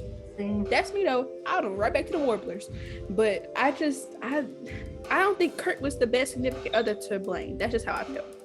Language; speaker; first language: English; native; English